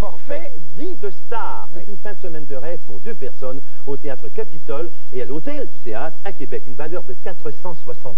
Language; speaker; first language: French; native; French